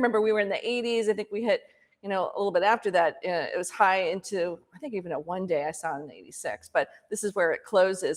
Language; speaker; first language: English; native; English